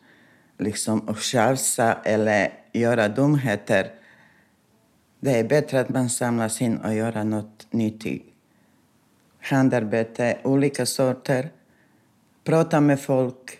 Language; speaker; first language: Swedish; non-native, fluent; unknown